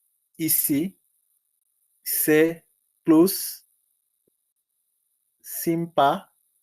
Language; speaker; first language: French; non-native, learner; Bangla